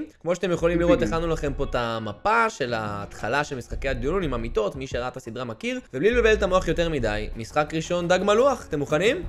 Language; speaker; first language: Hebrew; native; Hebrew